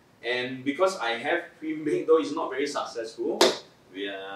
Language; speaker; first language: English; non-native, local second language; Chinese